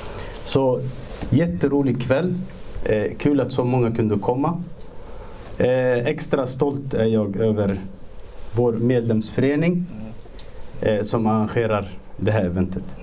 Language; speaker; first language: Swedish; early bilingual, other home language; Somali